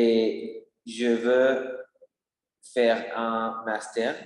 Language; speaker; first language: French; non-native, learner; Spanish